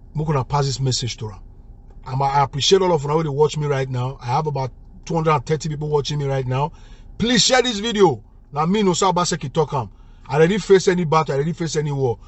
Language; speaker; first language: English; non-native, local second language; Bini